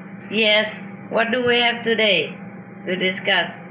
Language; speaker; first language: English; non-native, fluent; Vietnamese